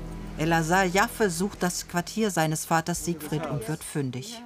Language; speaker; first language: German; native; German